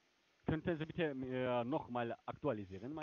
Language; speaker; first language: German; non-native, learner; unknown